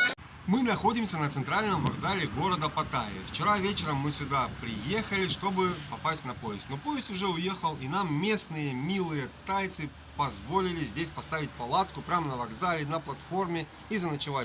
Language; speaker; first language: Russian; native; Russian